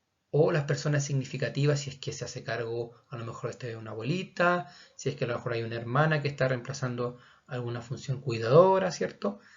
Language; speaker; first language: Spanish; native; Spanish